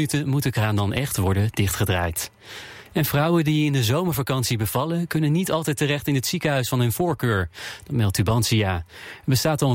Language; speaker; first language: Dutch; native; Dutch